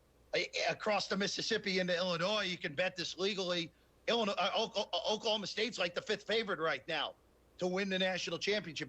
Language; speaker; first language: English; native; English